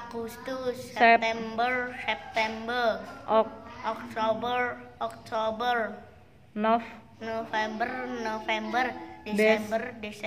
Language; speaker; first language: English; non-native, learner; Indonesian